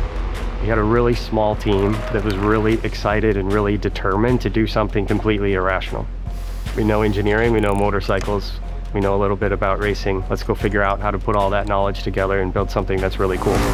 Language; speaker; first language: English; native; English